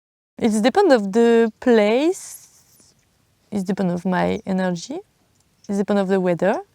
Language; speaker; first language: English; non-native, learner; French